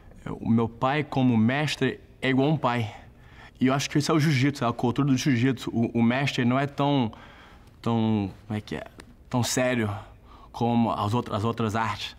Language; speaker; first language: Portuguese; early bilingual, heritage; Portuguese